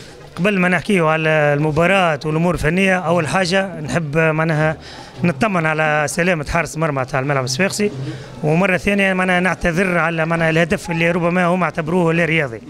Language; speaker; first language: Arabic; native; Arabic